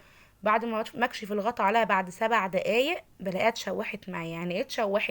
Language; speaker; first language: Arabic; native; Arabic